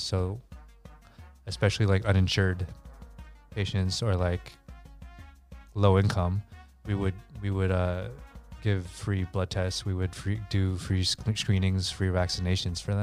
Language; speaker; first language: English; native; English